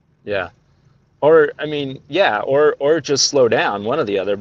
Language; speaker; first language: English; native; English